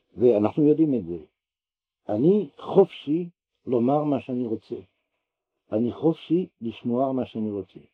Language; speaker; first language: Hebrew; non-native, fluent; French